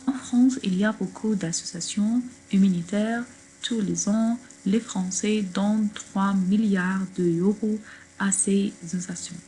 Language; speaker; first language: French; non-native, fluent; Arabic